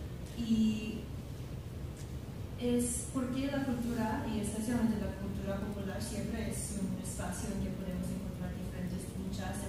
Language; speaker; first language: Spanish; non-native, fluent; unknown